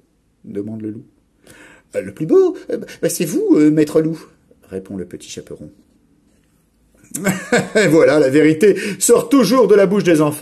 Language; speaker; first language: French; native; French